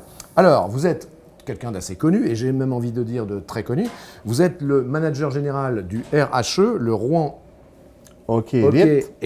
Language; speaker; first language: French; native; French